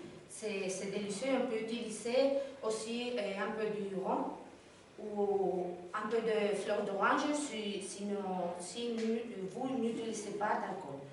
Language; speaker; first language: French; non-native, learner; Spanish